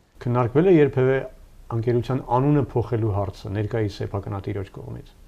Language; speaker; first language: Armenian; native; Armenian